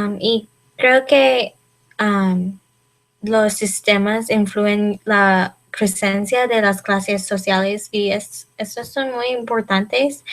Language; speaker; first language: Spanish; non-native, learner; English